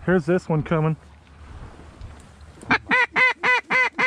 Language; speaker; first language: English; native; English